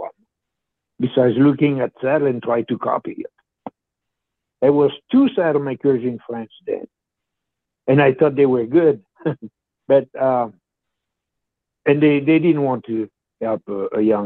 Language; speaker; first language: English; non-native, fluent; French